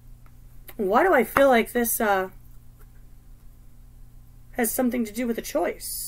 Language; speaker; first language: English; native; English